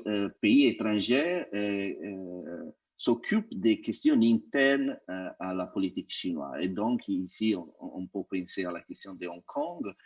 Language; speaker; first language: French; non-native, fluent; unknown